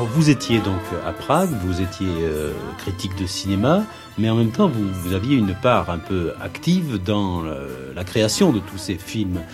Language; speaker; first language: French; native; French